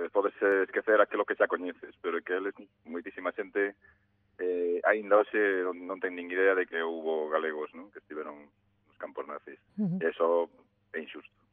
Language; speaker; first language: Galician; native; Galician